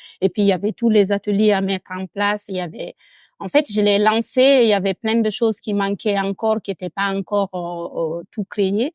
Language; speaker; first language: French; non-native, local second language; Fula